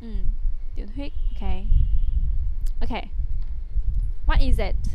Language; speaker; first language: English; non-native, fluent; Vietnamese